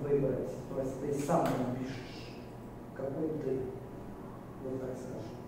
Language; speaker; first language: Russian; non-native, fluent; Bulgarian